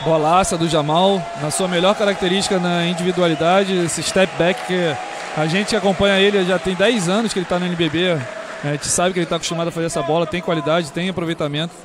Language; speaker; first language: Portuguese; native; Portuguese